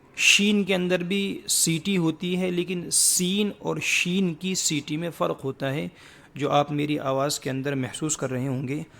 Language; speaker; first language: Urdu; native; Urdu